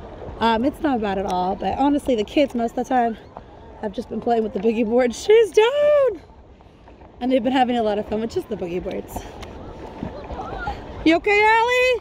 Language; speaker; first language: English; native; English